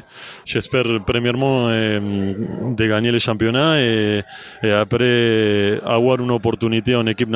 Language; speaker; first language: French; non-native, fluent; Spanish